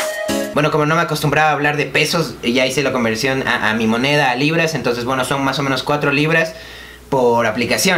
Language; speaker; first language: Spanish; native; Spanish